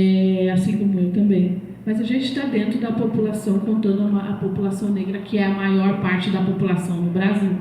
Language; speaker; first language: Portuguese; native; Portuguese